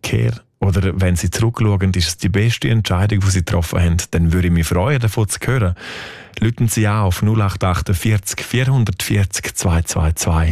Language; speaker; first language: German; native; German